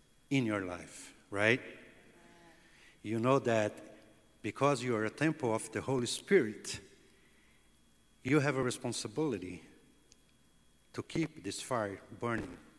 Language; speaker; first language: English; non-native, fluent; Portuguese